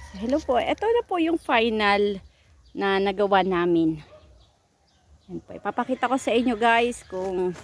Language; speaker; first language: Filipino; non-native, local second language; Bikol